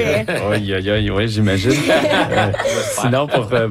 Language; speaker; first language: French; native; French